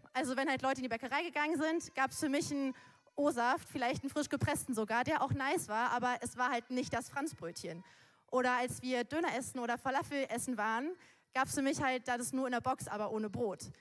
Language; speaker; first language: German; native; German